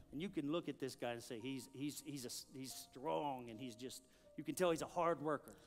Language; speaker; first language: English; native; English